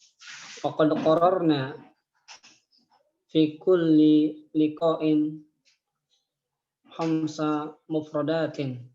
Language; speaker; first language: Arabic; non-native, fluent; Indonesian